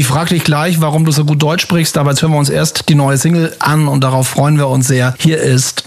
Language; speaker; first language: German; native; German